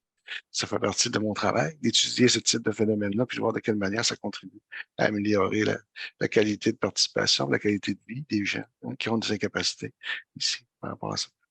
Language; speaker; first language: French; native; French